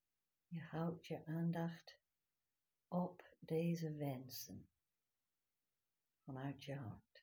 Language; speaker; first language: Dutch; non-native, fluent; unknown